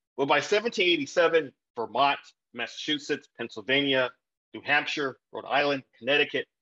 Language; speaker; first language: English; native; English